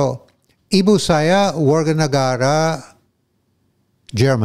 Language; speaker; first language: Indonesian; non-native, fluent; English